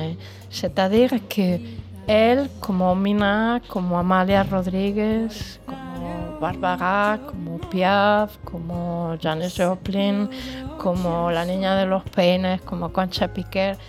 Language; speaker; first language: French; non-native, fluent; Spanish